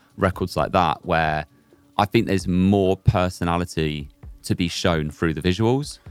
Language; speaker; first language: English; native; English